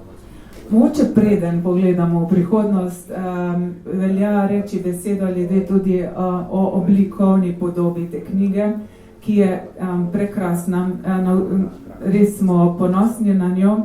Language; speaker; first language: Slovenian; native; Slovenian